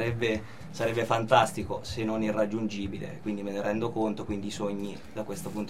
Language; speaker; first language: Italian; native; Italian